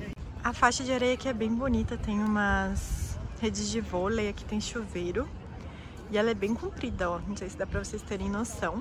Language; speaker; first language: Portuguese; native; Portuguese